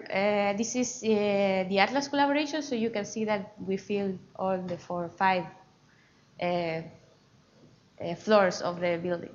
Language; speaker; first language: English; non-native, fluent; Spanish